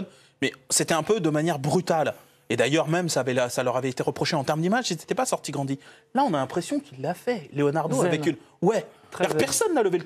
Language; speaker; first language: French; native; French